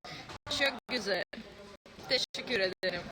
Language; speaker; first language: Turkish; non-native, learner; Russian